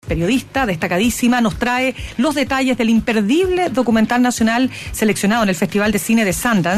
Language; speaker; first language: Spanish; native; Spanish